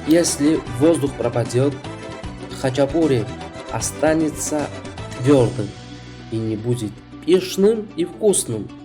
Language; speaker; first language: Russian; non-native, fluent; Georgian